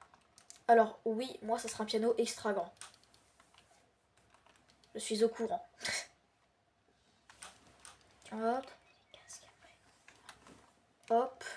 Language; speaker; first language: French; native; French